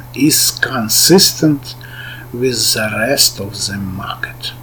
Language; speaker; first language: English; non-native, learner; Russian